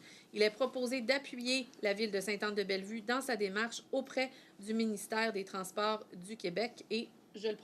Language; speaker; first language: French; native; French